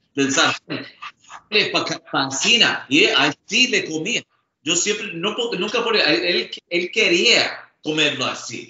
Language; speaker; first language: Spanish; early bilingual, heritage; Spanish